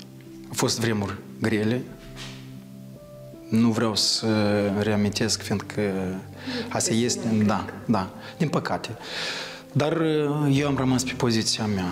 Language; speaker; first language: Romanian; native; Romanian